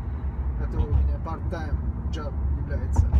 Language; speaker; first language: Russian; non-native, fluent; Uzbek